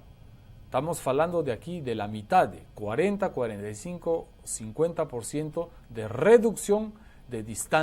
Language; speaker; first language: Portuguese; non-native, learner; Spanish